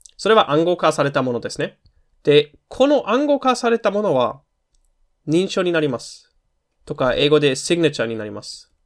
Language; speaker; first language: Japanese; non-native, fluent; German